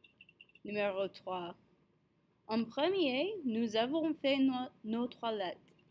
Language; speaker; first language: French; non-native, fluent; English